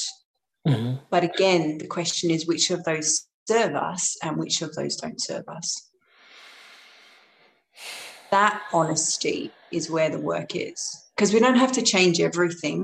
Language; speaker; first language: English; native; English